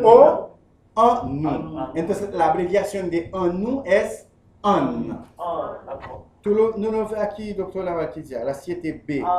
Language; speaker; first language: Spanish; non-native, fluent; Haitian Creole